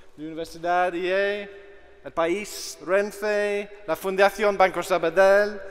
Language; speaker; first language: Spanish; non-native, fluent; English